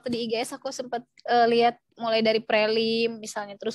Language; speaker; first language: Indonesian; native; Indonesian